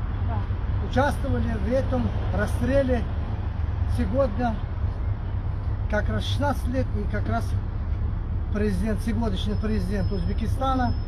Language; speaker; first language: Russian; non-native, fluent; Uzbek